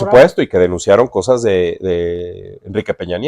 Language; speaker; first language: Spanish; native; Spanish